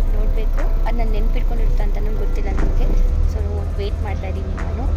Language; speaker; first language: Kannada; native; Kannada